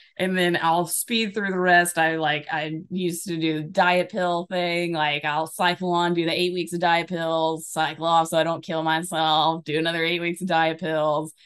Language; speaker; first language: English; native; English